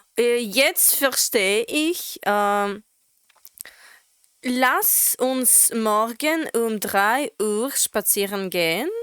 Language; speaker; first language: German; non-native, learner; Latvian